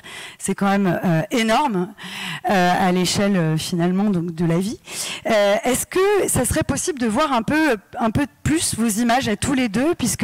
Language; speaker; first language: French; native; French